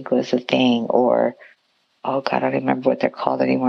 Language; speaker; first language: English; native; English